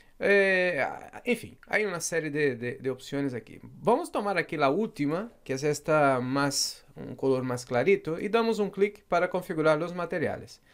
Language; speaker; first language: Spanish; non-native, fluent; Portuguese